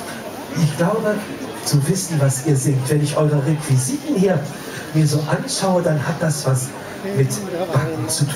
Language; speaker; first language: German; native; German